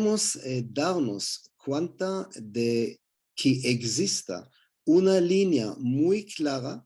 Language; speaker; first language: Spanish; non-native, learner; Hebrew